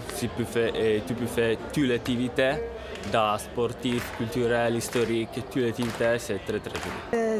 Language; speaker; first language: French; non-native, learner; Italian